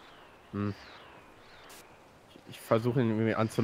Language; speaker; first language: German; native; German